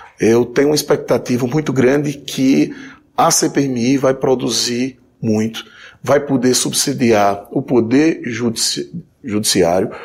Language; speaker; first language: Portuguese; native; Portuguese